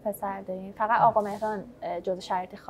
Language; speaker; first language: Persian; native; Persian